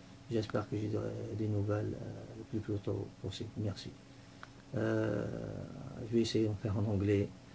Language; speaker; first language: French; non-native, local second language; Arabic